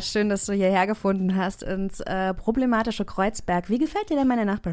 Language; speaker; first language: German; native; German